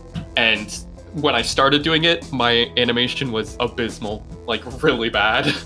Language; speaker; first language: English; native; English